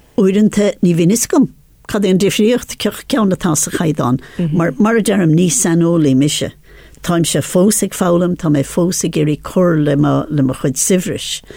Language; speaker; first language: Irish; non-native, local second language; English